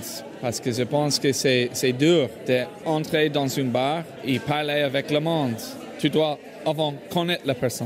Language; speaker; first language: French; non-native, learner; English